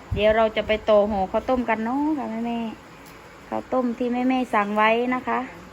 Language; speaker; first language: Thai; native; Thai